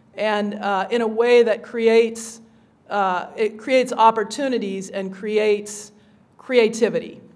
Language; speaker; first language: English; native; English